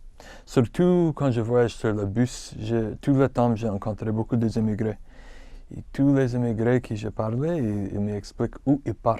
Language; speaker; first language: French; non-native, fluent; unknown